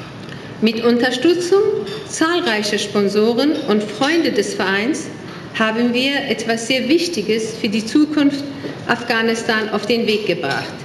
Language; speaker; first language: German; non-native, fluent; Persian